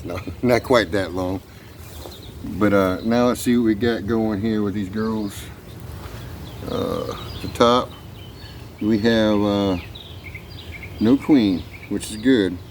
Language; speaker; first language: English; native; English